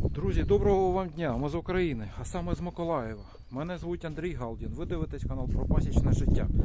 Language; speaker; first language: Ukrainian; non-native, local second language; Russian